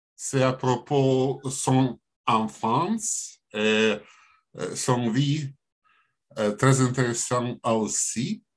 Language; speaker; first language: French; non-native, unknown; Russian